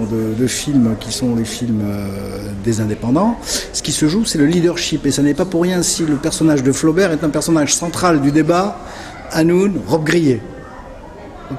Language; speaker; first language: French; native; French